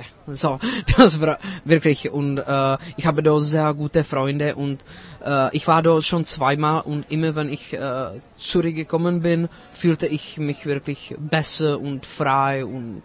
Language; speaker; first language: German; non-native, fluent; Czech